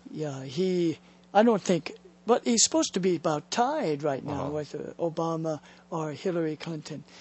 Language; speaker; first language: English; native; English